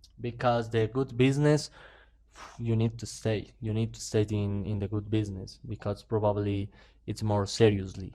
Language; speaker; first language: English; non-native, learner; Spanish